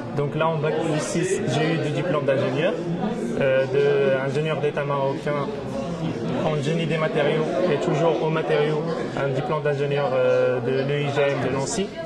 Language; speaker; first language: French; non-native, local second language; Arabic